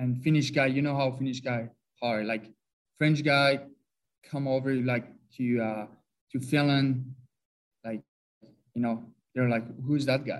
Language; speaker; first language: English; non-native, fluent; French